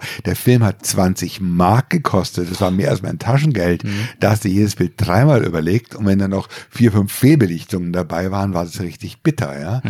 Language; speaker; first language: German; native; German